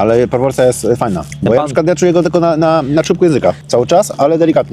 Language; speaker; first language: Polish; native; Polish